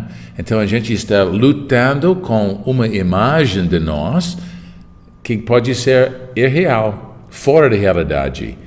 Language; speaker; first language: Portuguese; non-native, fluent; English